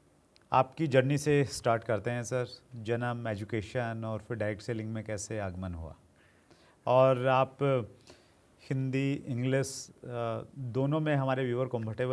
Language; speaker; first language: Hindi; native; Hindi